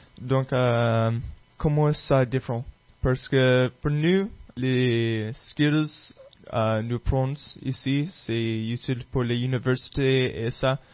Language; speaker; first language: French; non-native, learner; English